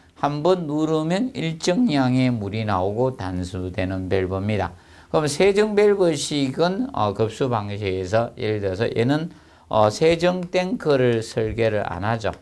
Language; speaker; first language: Korean; native; Korean